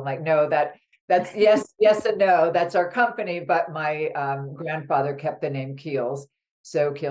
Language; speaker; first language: English; native; English